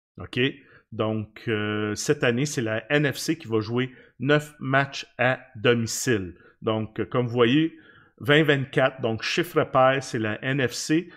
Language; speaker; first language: French; native; French